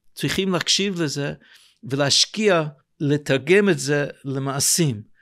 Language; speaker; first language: Hebrew; non-native, fluent; English